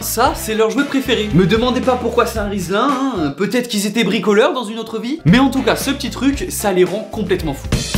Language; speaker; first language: French; native; French